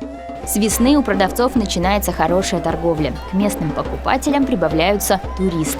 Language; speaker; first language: Russian; native; Russian